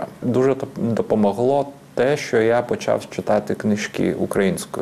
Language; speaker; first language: Ukrainian; non-native, fluent; Lithuanian